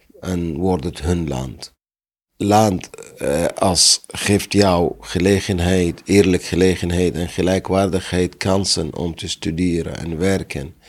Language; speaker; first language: Dutch; non-native, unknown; Arabic